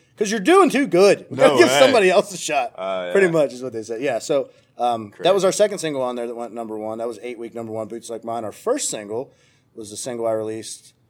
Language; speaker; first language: English; native; English